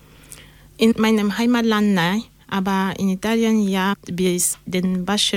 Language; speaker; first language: German; non-native, learner; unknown